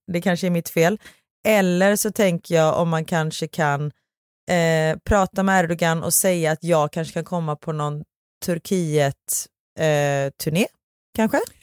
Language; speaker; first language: Swedish; native; Swedish